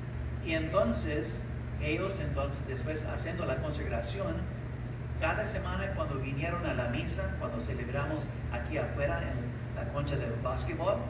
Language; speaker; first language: Spanish; early bilingual, heritage; English